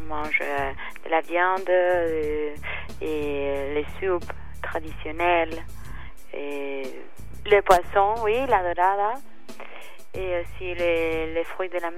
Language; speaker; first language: French; non-native, fluent; Spanish